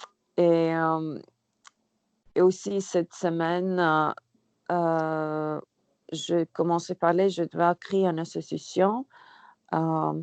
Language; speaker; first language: French; non-native, learner; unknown